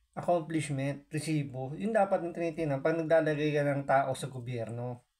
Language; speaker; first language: Filipino; native; Filipino